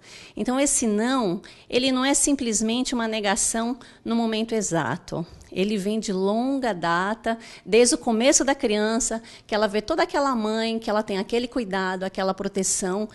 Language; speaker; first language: Portuguese; native; Portuguese